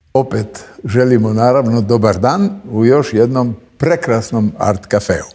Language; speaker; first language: Croatian; native; Croatian